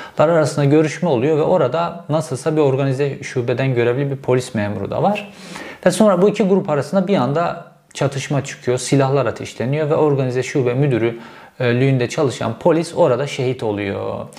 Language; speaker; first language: Turkish; native; Turkish